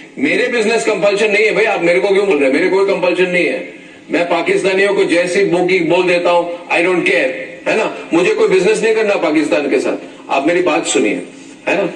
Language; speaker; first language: Hindi; native; Hindi